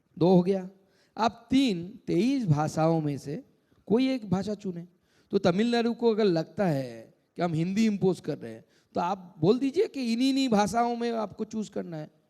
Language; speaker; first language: Hindi; non-native, local second language; Bangla